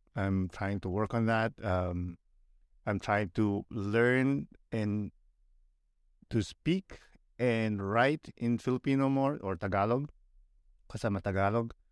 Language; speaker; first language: English; non-native, local second language; Filipino